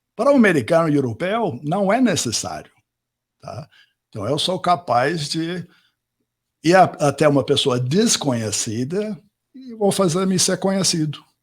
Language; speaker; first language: Portuguese; non-native, fluent; English